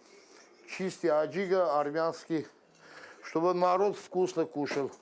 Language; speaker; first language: Russian; non-native, fluent; Armenian